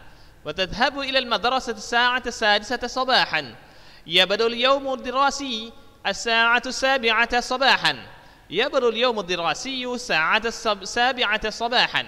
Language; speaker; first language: Arabic; non-native, fluent; Indonesian